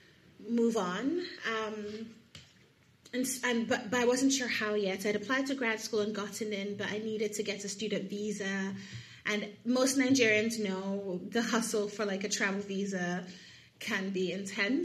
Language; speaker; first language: English; non-native, local second language; Yoruba